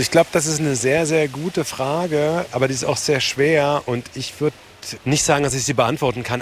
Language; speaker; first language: German; native; German